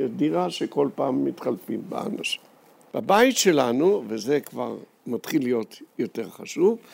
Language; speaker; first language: Hebrew; native; Hebrew